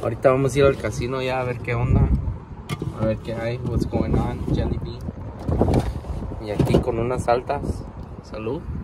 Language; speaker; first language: Spanish; early bilingual, heritage; Spanish